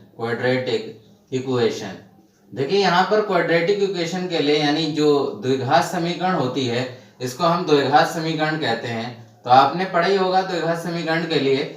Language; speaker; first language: Hindi; native; Hindi